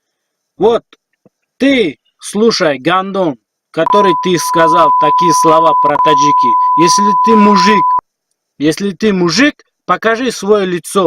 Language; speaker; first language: Russian; non-native, learner; Tajik